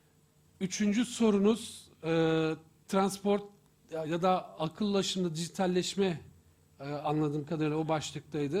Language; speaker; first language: Turkish; native; Turkish